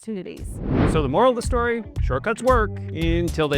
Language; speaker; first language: English; native; English